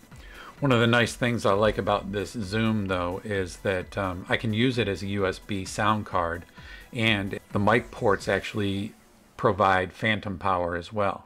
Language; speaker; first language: English; native; English